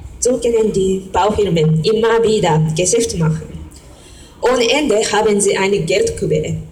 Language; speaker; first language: German; non-native, fluent; Japanese